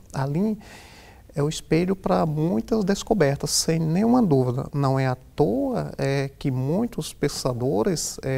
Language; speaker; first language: Portuguese; native; Portuguese